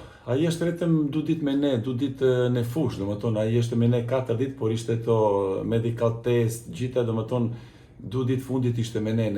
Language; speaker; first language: Albanian; non-native, learner; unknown